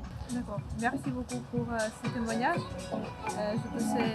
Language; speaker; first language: French; non-native, fluent; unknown